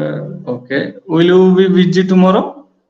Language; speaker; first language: English; non-native, local second language; Odia